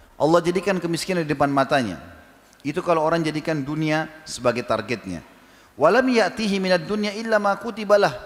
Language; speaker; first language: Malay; native; Malay